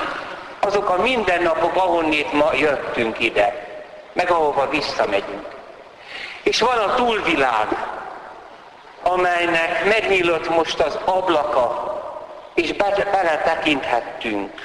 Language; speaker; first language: Hungarian; native; Hungarian